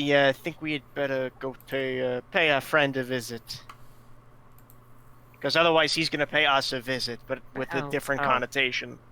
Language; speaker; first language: English; native; English